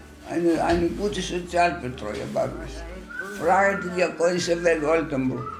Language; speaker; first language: German; non-native, learner; Greek